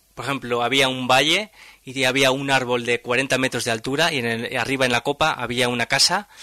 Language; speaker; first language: Spanish; native; Spanish